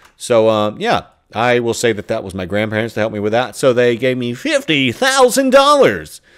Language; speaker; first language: English; native; English